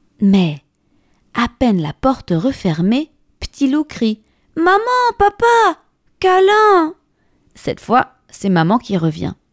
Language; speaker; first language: French; native; French